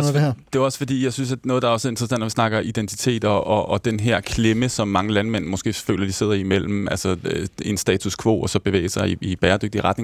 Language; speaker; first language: Danish; native; Danish